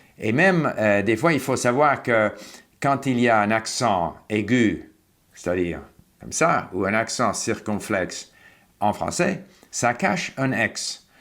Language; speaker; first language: French; non-native, fluent; English